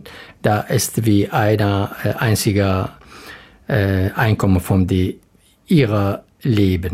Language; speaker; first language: German; non-native, learner; Arabic